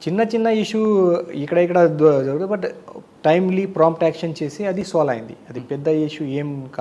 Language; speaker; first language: Telugu; non-native, learner; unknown